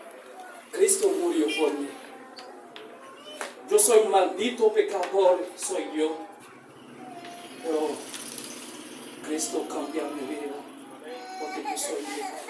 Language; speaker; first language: Spanish; non-native, learner; Haitian Creole